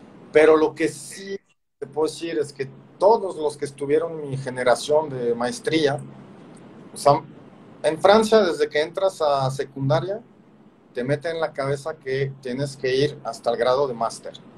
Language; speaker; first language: Spanish; non-native, fluent; French